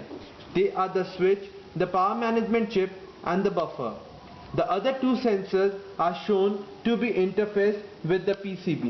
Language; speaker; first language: English; non-native, local second language; Bangla